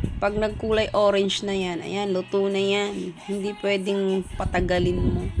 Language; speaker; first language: Filipino; non-native, local second language; Cebuano